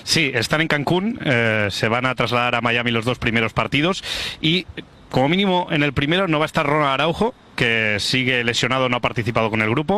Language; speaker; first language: Spanish; native; Spanish